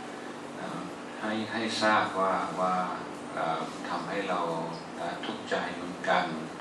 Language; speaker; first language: Thai; non-native, fluent; English